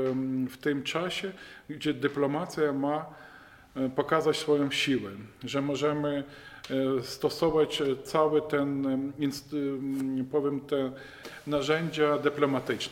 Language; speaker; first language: Polish; non-native, fluent; Ukrainian